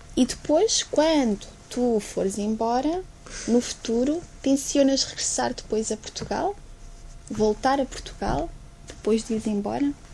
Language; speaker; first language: Portuguese; native; Portuguese